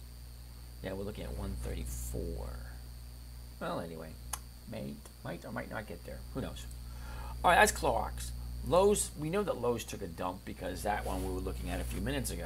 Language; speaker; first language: English; native; English